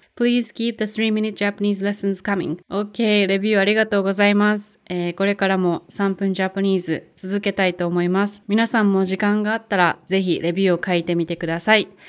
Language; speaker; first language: Japanese; native; Japanese